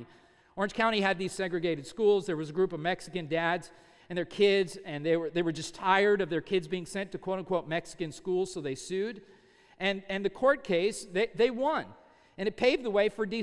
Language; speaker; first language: English; native; English